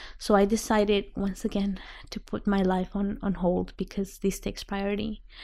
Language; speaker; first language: English; non-native, fluent; Spanish